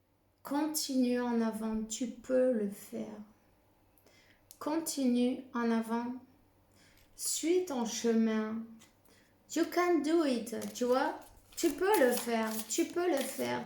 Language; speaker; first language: French; non-native, fluent; Spanish